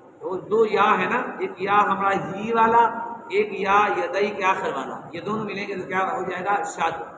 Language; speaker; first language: Urdu; non-native, local second language; Punjabi